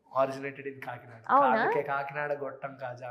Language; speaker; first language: Telugu; native; Telugu